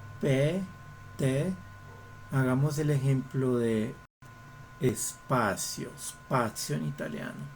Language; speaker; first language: Spanish; non-native, fluent; Italian